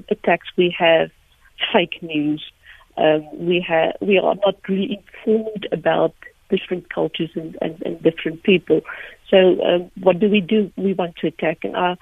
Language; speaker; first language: English; non-native, local second language; Afrikaans